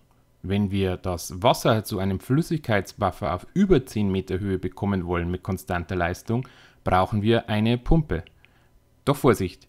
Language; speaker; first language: German; native; German